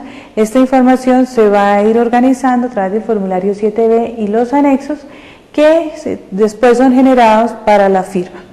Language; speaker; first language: Spanish; native; Spanish